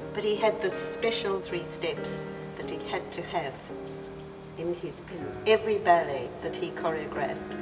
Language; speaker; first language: English; native; English